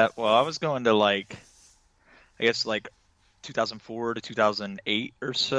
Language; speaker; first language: English; native; English